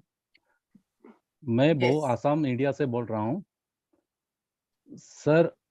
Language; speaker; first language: Hindi; non-native, local second language; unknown